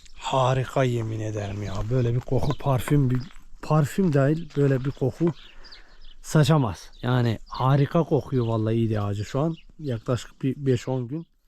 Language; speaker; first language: Turkish; native; Turkish